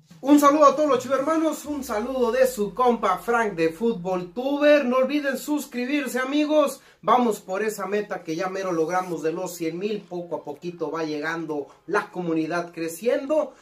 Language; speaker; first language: Spanish; native; Spanish